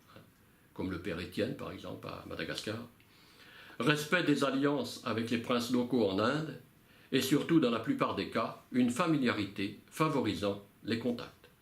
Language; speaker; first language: French; native; French